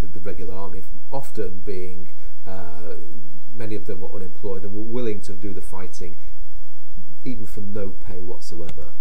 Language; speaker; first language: English; native; English